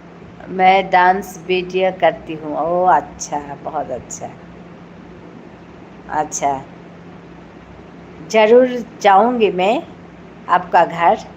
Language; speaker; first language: Hindi; non-native, local second language; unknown